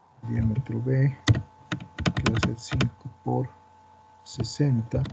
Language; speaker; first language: Spanish; native; Spanish